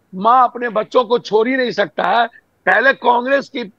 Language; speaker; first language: Hindi; native; Hindi